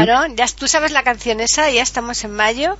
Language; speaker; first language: Spanish; native; Spanish